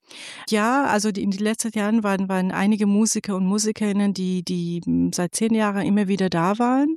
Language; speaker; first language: German; non-native, fluent; Persian